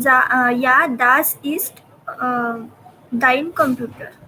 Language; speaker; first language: German; non-native, learner; Marathi